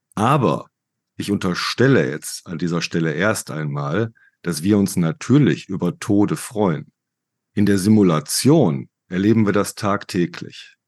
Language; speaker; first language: German; native; German